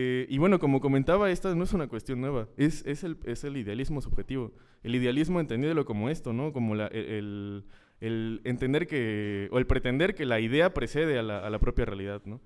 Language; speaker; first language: Spanish; native; Spanish